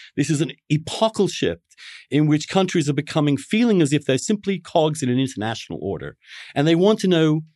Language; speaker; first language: English; native; English